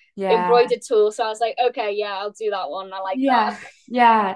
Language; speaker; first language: English; native; English